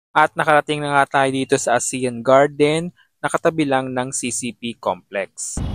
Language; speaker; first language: Filipino; native; Filipino